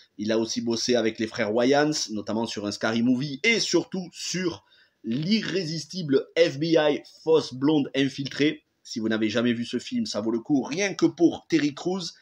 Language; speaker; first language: French; native; French